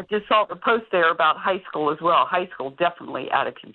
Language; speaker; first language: English; native; English